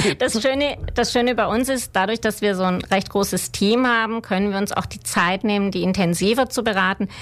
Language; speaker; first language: German; native; German